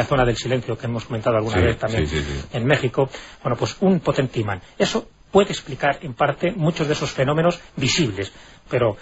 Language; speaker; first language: Spanish; native; Spanish